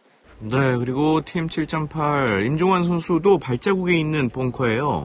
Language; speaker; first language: Korean; native; Korean